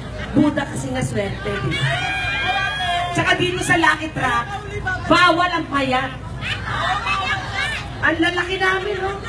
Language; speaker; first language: Filipino; native; Filipino